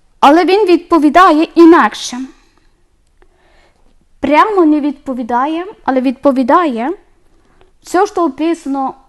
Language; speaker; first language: Ukrainian; non-native, learner; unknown